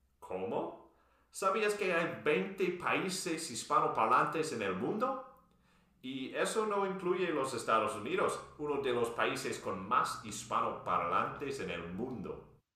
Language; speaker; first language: Spanish; non-native, fluent; English